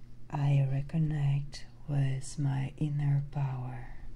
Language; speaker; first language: English; non-native, fluent; French